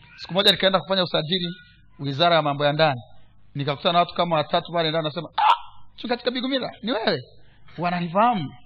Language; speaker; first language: Swahili; non-native, local second language; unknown